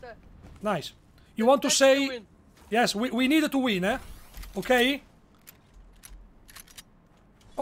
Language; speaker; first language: English; non-native, learner; Italian